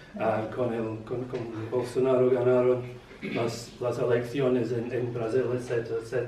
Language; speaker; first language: Spanish; non-native, learner; English